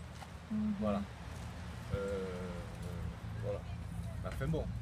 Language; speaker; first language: French; native; French